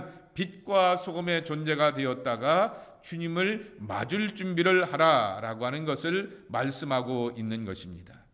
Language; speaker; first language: Korean; native; Korean